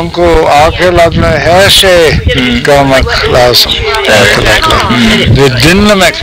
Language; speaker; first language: Turkish; non-native, learner; English